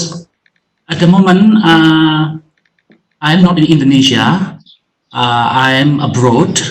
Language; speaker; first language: English; non-native, fluent; Indonesian